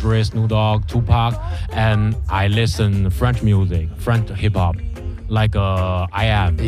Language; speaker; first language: English; non-native, learner; Chinese